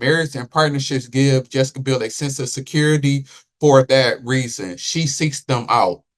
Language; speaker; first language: English; native; English